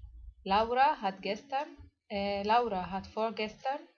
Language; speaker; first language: German; non-native, fluent; Arabic